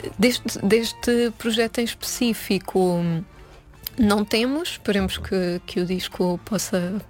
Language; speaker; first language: Portuguese; native; Portuguese